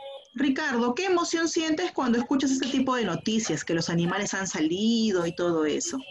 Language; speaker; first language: Spanish; native; Spanish